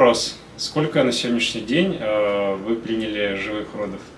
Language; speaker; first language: Russian; native; Russian